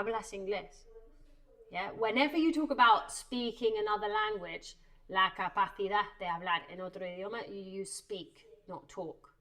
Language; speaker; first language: Spanish; non-native, fluent; English